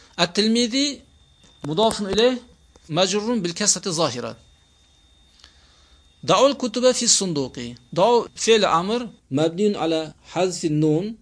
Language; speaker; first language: Arabic; non-native, fluent; Uzbek